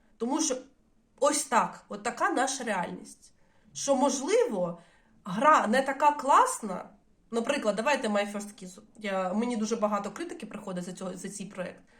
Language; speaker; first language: Ukrainian; non-native, local second language; Russian